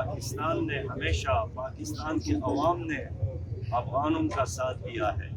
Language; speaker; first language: Urdu; non-native, local second language; Pashto